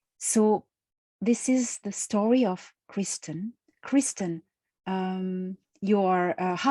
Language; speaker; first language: English; non-native, fluent; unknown